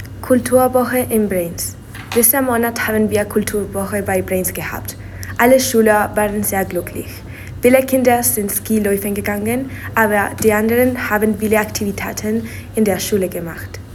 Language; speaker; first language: German; non-native, learner; Spanish